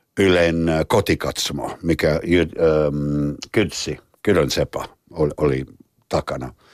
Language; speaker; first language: Finnish; non-native, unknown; English